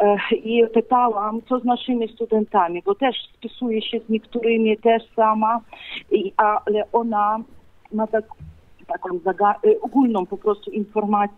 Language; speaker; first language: Polish; non-native, fluent; Ukrainian